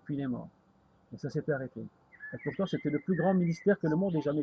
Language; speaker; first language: French; native; French